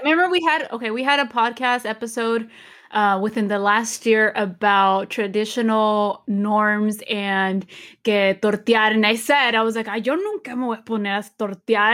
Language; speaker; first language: English; early bilingual, other home language; Spanish